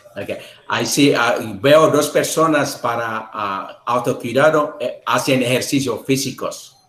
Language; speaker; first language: Spanish; non-native, learner; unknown